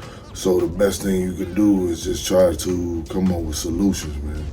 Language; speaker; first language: English; native; English